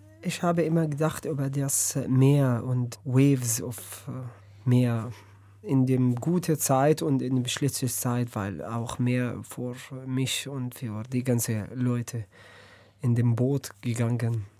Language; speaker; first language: German; non-native, learner; Arabic